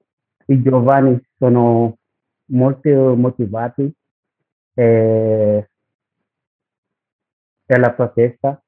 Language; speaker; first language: Italian; non-native, learner; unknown